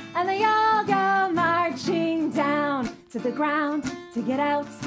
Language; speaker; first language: English; native; English